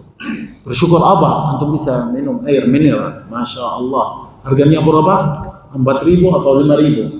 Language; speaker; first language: Indonesian; non-native, fluent; Arabic